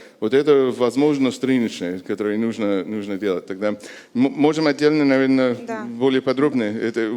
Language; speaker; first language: Russian; non-native, fluent; English